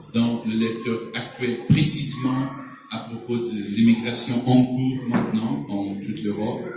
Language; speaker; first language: French; non-native, fluent; Portuguese